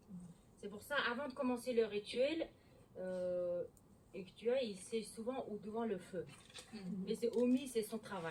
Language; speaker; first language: French; non-native, learner; Mongolian